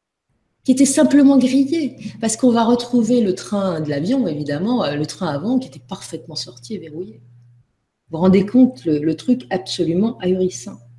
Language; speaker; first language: French; native; French